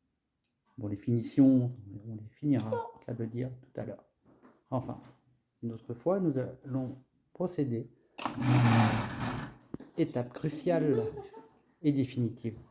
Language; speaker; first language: French; native; French